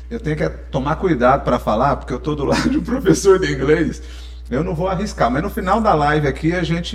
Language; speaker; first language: Portuguese; native; Portuguese